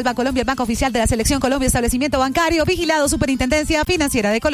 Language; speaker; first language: Spanish; native; Spanish